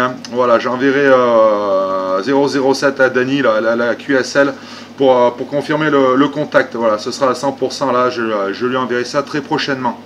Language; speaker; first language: French; native; French